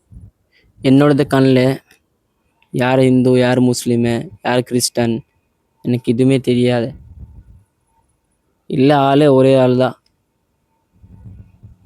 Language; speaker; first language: Tamil; non-native, learner; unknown